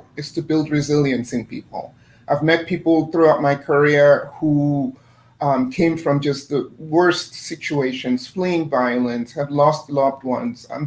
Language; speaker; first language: English; non-native, fluent; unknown